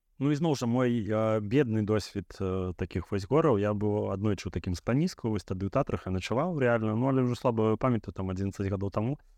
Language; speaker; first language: Belarusian; non-native, local second language; Russian